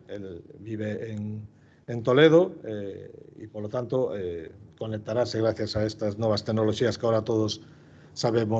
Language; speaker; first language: Spanish; native; Spanish